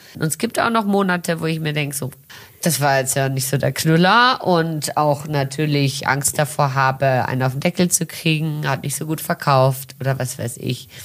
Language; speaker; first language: German; early bilingual, heritage; German